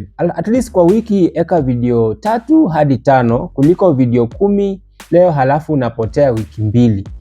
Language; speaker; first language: Swahili; non-native, local second language; Luyia